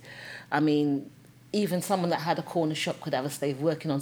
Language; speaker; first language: English; native; English